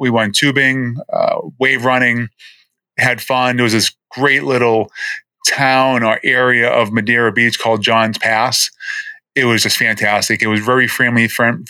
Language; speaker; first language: English; native; English